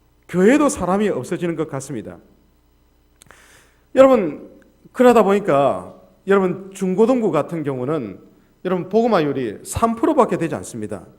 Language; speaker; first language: Korean; native; Korean